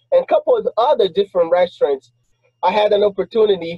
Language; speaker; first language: English; non-native, fluent; Portuguese